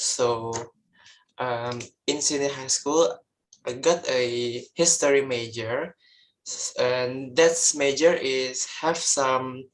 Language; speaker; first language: English; non-native, learner; Indonesian